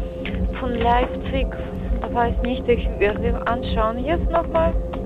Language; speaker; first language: German; non-native, fluent; Armenian